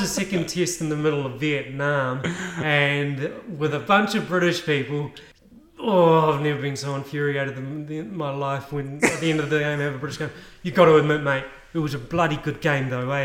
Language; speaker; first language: English; native; English